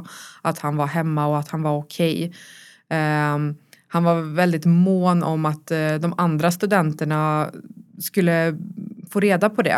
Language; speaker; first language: Swedish; native; Swedish